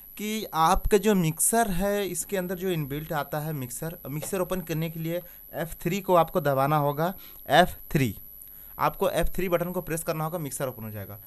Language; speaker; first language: Hindi; native; Hindi